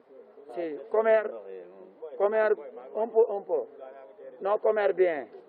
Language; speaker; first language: Spanish; non-native, learner; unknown